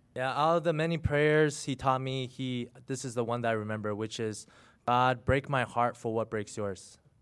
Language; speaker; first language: English; early bilingual, other home language; Chinese